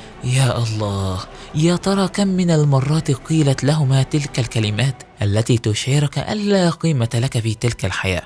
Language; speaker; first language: Arabic; native; Arabic